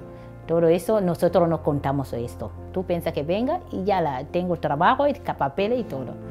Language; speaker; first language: Spanish; non-native, learner; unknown